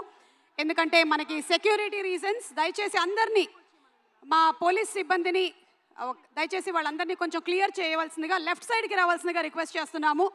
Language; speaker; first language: Telugu; native; Telugu